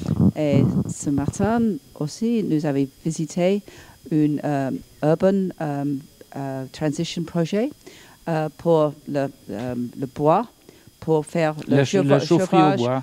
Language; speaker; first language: French; non-native, learner; English